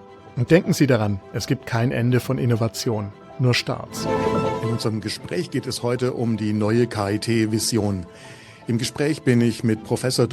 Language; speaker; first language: German; native; German